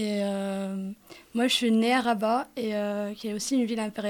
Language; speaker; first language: French; non-native, local second language; Arabic